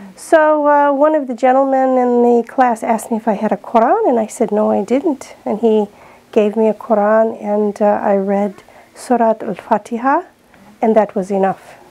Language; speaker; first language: English; native; English